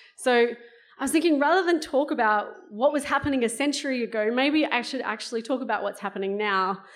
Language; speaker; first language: English; native; English